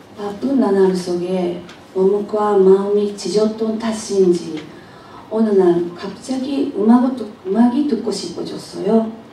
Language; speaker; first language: Korean; non-native, fluent; Japanese